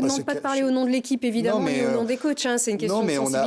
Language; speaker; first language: French; native; French